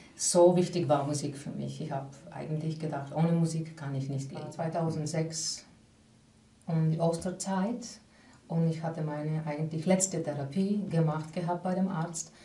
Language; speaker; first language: German; non-native, fluent; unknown